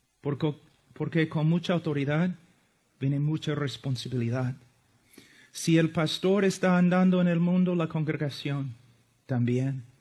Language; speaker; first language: Spanish; non-native, fluent; English